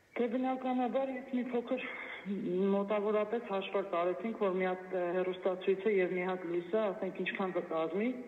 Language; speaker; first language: Armenian; native; Armenian